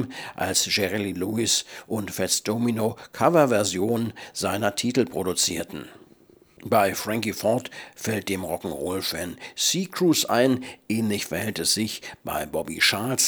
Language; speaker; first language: German; native; German